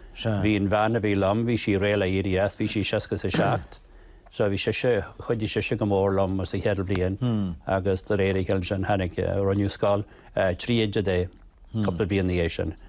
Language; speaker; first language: Irish; native; Irish